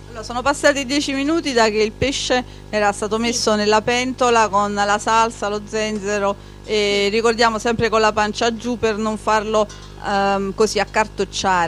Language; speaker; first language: Italian; native; Italian